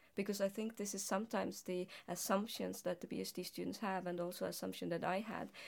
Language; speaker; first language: English; non-native, fluent; Estonian